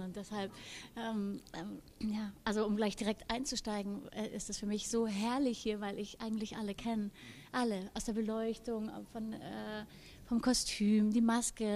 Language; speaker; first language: German; native; German